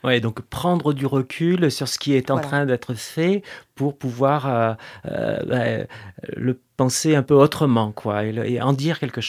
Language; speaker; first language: French; native; French